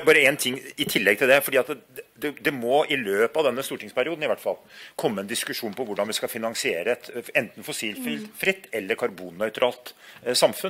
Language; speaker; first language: Norwegian; native; Norwegian